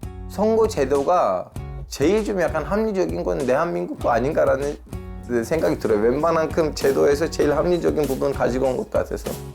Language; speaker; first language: Korean; non-native, fluent; Turkish